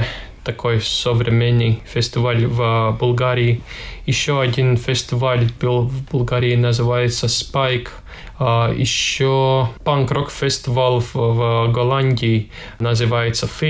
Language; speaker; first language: Russian; non-native, local second language; Latvian